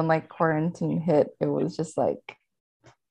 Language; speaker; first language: English; non-native, local second language; Filipino